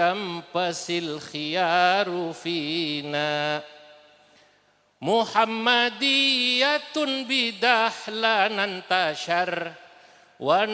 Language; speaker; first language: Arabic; non-native, fluent; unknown